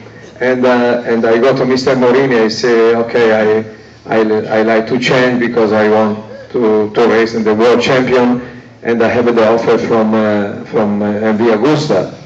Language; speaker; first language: English; non-native, learner; Italian